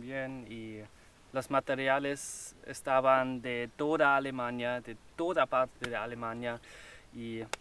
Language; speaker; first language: Spanish; non-native, learner; German